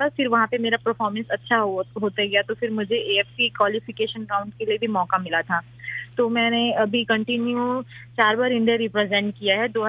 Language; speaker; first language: Hindi; native; Hindi